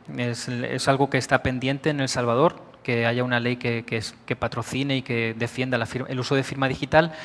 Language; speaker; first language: Spanish; native; Spanish